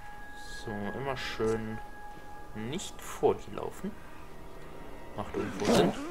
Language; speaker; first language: German; native; German